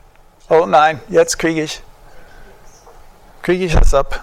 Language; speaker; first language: German; non-native, fluent; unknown